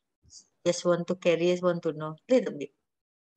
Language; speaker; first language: English; non-native, learner; Indonesian